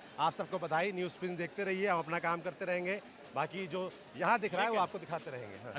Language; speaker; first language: Hindi; native; Hindi